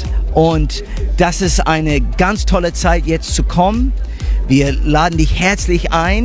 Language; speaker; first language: German; non-native, fluent; English